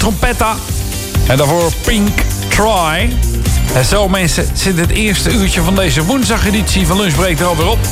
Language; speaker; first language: Dutch; native; Dutch